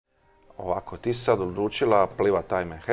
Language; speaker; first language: Croatian; native; Croatian